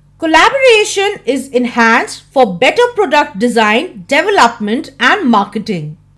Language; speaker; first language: English; non-native, local second language; Hindi